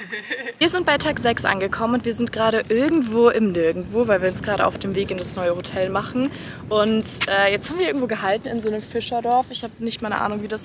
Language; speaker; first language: German; native; German